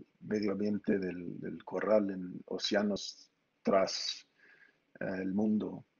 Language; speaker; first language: Spanish; early bilingual, heritage; Spanish